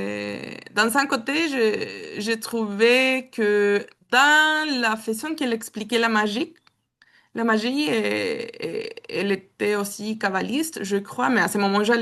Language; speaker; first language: French; non-native, learner; Spanish